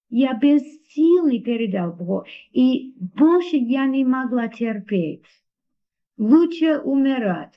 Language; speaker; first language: Russian; non-native, learner; English